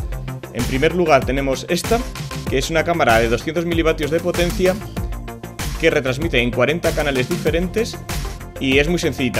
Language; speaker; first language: Spanish; native; Spanish